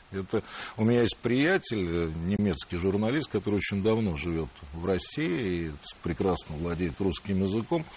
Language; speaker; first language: Russian; native; Russian